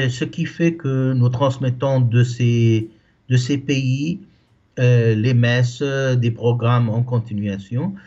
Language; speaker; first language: French; non-native, local second language; Arabic